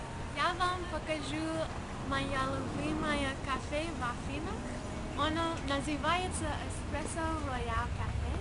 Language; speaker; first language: Russian; non-native, learner; English